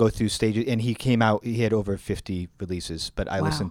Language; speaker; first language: English; native; English